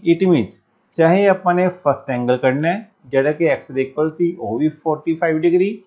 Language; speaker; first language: Hindi; non-native, local second language; Punjabi